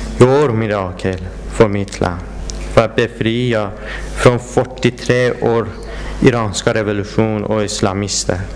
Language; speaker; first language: Swedish; non-native, learner; Persian